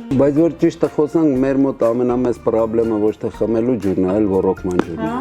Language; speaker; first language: Armenian; native; Armenian